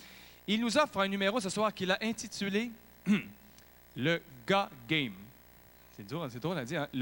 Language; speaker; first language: French; native; French